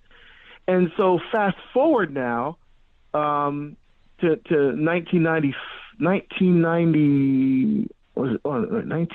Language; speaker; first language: English; native; English